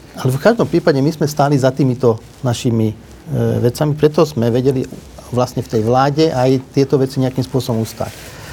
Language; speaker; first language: Slovak; non-native, local second language; Hungarian